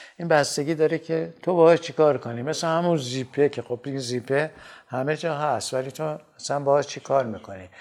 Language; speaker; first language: Persian; native; Persian